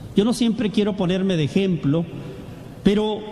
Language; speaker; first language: Spanish; native; Spanish